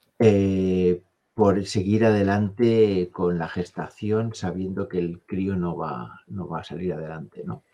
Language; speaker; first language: Spanish; native; Spanish